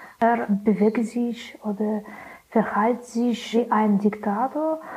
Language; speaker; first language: German; non-native, learner; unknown